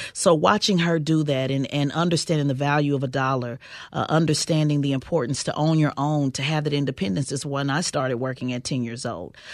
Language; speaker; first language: English; native; English